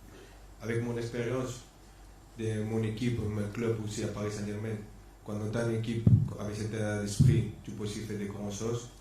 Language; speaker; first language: French; non-native, fluent; Spanish